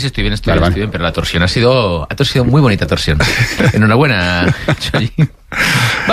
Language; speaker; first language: Spanish; native; Spanish